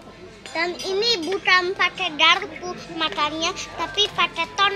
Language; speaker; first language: Indonesian; early bilingual, heritage; Indonesian